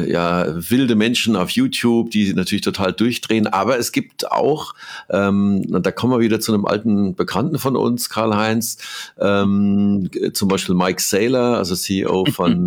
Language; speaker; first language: German; native; German